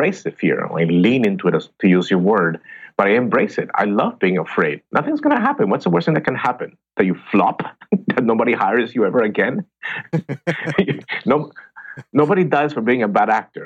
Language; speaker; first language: English; non-native, fluent; Spanish